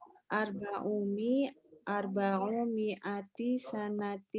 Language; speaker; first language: Arabic; non-native, learner; Indonesian